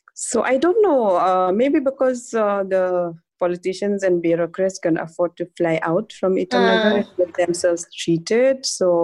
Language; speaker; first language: English; non-native, local second language; Adi